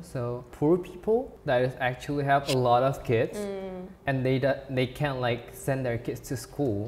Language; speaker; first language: English; non-native, fluent; Indonesian